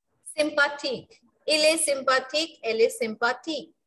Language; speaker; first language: French; non-native, fluent; Hindi